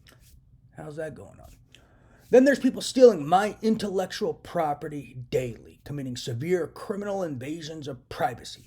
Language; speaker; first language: English; native; English